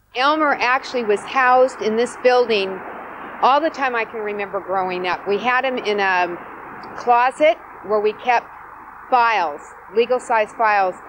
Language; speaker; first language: English; native; English